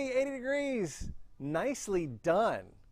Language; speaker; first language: English; native; English